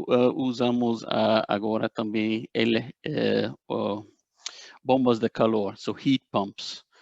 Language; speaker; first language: Portuguese; non-native, fluent; Dutch